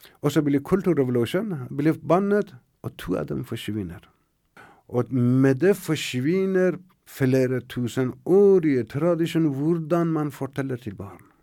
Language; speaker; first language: Norwegian; non-native, fluent; Persian